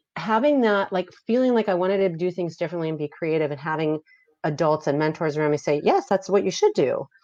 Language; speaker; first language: English; native; English